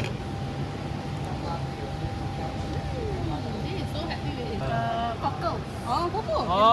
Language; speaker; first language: English; non-native, fluent; Korean